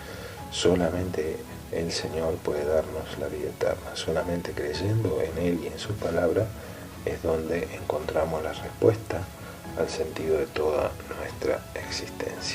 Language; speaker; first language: Spanish; native; Spanish